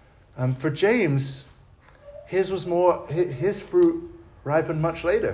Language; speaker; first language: English; native; English